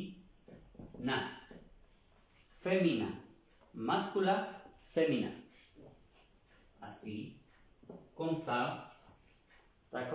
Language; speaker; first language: French; non-native, fluent; Spanish